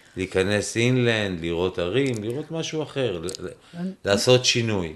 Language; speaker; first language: Hebrew; native; Hebrew